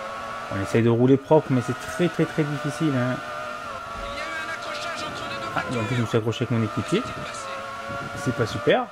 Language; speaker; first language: French; native; French